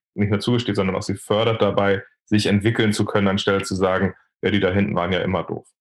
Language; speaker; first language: German; native; German